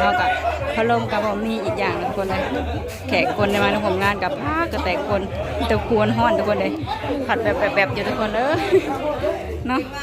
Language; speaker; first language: Thai; non-native, local second language; Lao